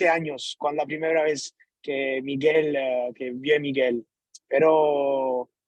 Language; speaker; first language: Spanish; non-native, learner; Italian